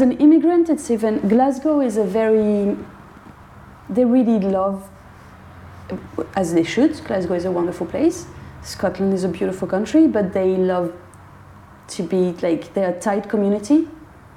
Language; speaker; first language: English; non-native, fluent; French